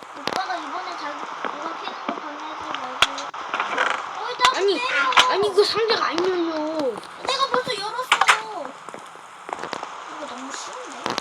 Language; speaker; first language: Korean; native; Korean